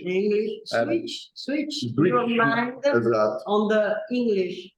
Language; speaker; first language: English; non-native, learner; Italian